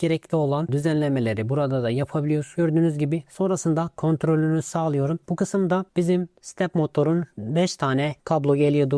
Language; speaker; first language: Turkish; native; Turkish